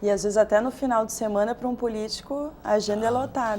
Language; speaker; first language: Portuguese; native; Portuguese